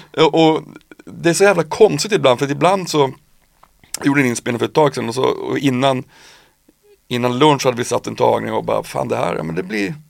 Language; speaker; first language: Swedish; native; Swedish